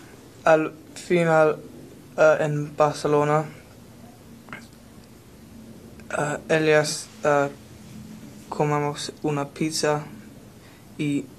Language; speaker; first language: Spanish; non-native, learner; English